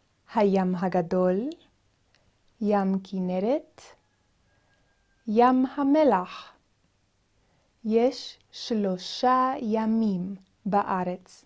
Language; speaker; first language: Hebrew; non-native, fluent; English